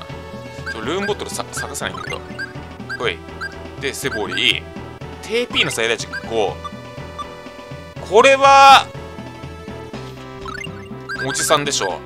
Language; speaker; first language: Japanese; native; Japanese